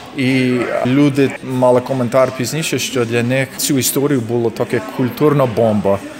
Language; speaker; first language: Ukrainian; early bilingual, heritage; Ukrainian